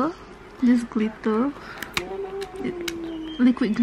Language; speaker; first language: English; non-native, local second language; Malay